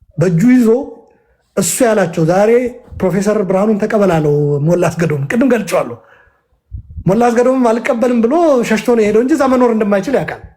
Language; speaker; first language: Amharic; non-native, local second language; Tigrinya